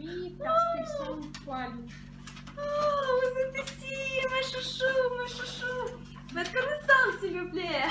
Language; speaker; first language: French; non-native, fluent; Russian